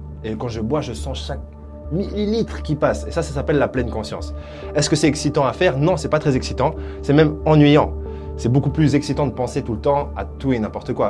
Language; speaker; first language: French; native; French